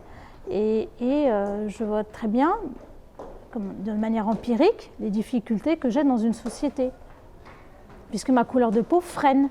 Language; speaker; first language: French; native; French